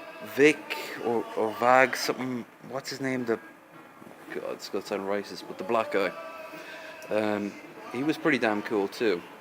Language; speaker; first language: English; native; English